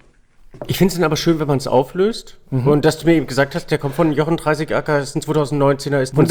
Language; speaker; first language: German; native; German